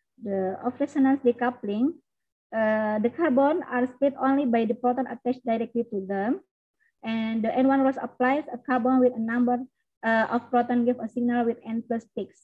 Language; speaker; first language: English; non-native, learner; Indonesian